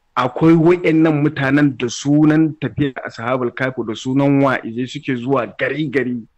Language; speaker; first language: Hausa; native; Hausa